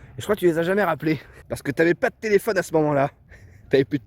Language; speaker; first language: French; native; French